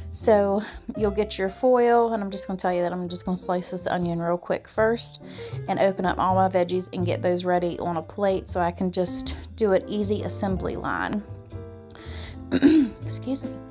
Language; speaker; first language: English; native; English